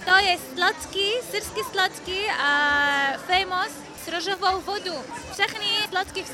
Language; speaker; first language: Czech; non-native, learner; Arabic